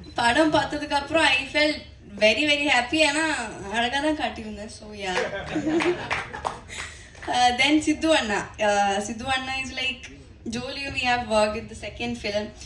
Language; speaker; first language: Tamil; non-native, fluent; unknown